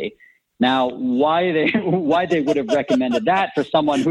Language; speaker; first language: English; native; English